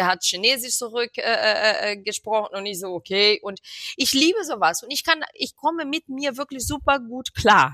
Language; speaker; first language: German; non-native, fluent; Portuguese